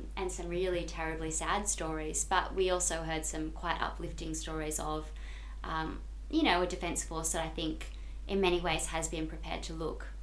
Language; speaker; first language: English; native; English